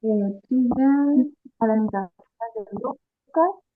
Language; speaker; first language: French; non-native, learner; Spanish